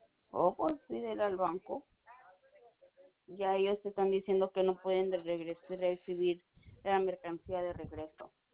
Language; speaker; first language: Spanish; early bilingual, heritage; Spanish